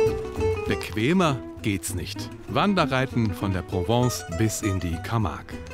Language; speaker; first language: German; native; German